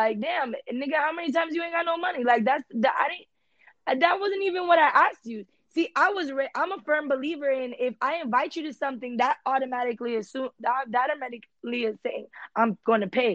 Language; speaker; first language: English; early bilingual, other home language; Spanish